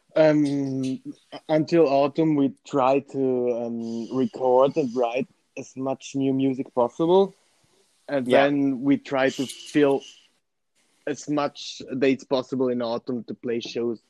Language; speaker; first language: English; non-native, fluent; Italian